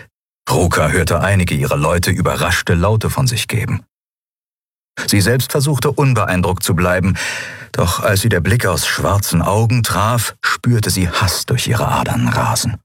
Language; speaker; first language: German; native; German